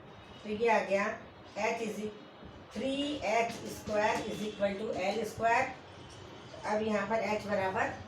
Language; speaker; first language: Hindi; native; Hindi